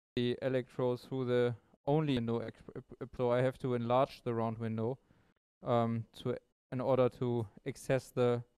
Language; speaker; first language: English; non-native, fluent; German